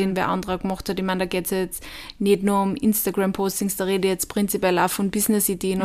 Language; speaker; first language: German; native; German